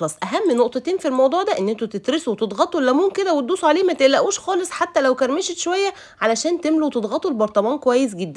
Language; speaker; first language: Arabic; native; Arabic